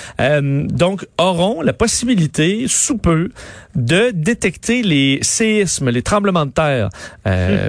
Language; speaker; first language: French; native; French